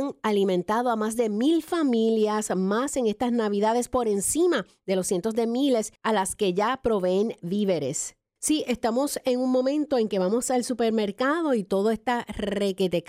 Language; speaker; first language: Spanish; native; Spanish